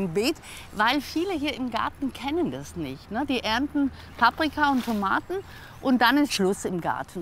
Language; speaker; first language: German; native; German